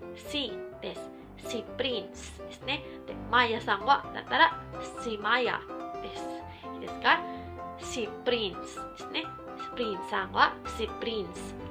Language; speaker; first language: Japanese; non-native, local second language; Filipino